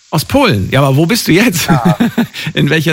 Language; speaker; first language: German; native; German